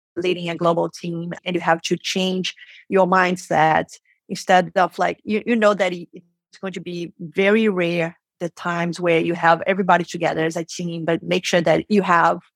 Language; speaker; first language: English; non-native, fluent; Portuguese